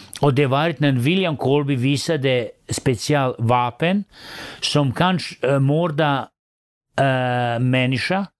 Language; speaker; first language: Swedish; non-native, fluent; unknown